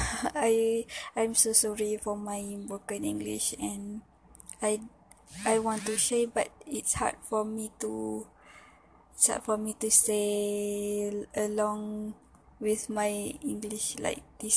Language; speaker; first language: English; non-native, local second language; Malay